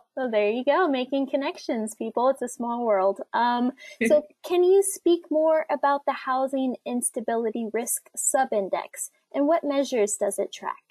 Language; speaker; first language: English; native; English